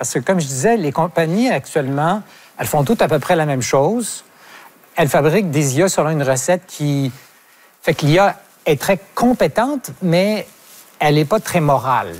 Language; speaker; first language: French; native; French